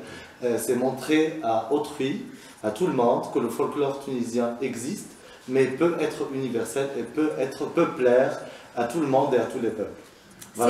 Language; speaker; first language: French; non-native, local second language; Arabic